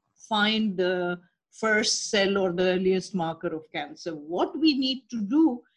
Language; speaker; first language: English; non-native, local second language; Urdu